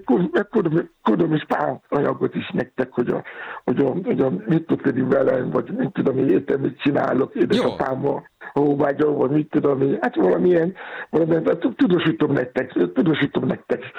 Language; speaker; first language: Hungarian; non-native, fluent; Yoruba